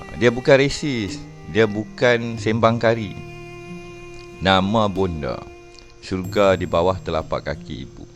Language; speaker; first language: Malay; native; Malay